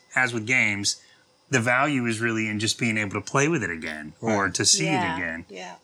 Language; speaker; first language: English; native; English